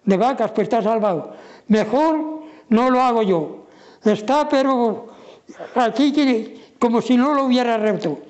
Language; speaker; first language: Spanish; non-native, local second language; Galician